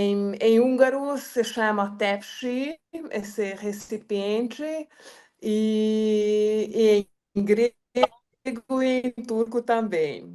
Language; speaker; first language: Portuguese; non-native, fluent; Hungarian